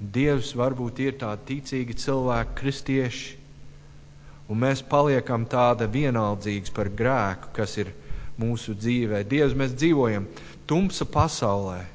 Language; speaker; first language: Latvian; non-native, learner; English